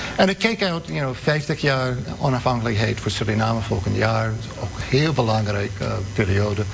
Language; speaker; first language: Dutch; non-native, fluent; English